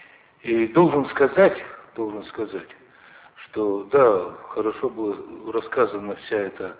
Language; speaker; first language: Russian; non-native, local second language; Ossetic